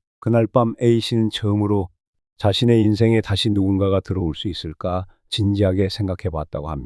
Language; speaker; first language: Korean; native; Korean